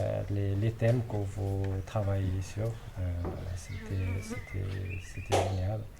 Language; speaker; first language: French; non-native, local second language; Arabic